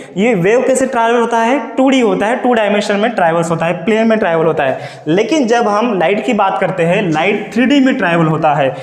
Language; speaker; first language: Hindi; non-native, local second language; Marathi